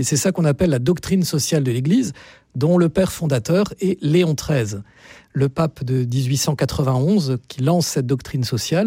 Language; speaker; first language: French; native; French